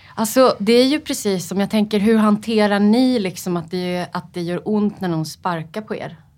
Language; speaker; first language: Swedish; native; Swedish